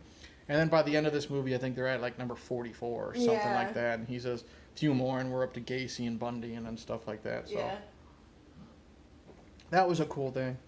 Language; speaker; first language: English; native; English